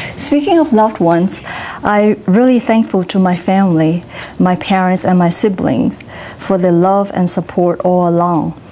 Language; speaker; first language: English; non-native, local second language; Cantonese